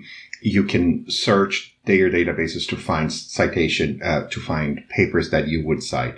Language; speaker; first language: English; non-native, fluent; Portuguese